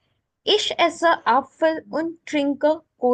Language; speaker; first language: German; non-native, fluent; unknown